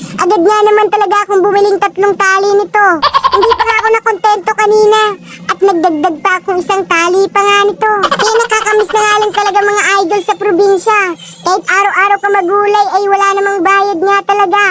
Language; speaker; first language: Filipino; non-native, local second language; Bikol